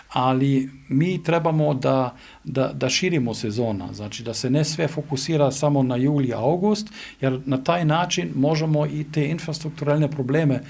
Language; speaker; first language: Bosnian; non-native, learner; German